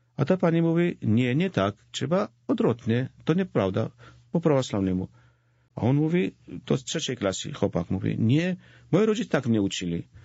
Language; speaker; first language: Polish; non-native, fluent; Georgian